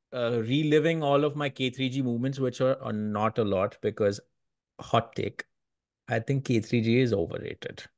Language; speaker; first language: English; non-native, local second language; Hindi